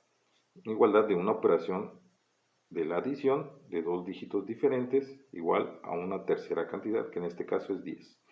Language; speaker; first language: Spanish; native; Spanish